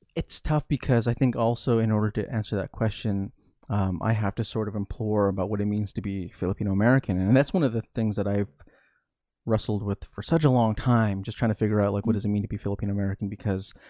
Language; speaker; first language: English; early bilingual, other home language; Filipino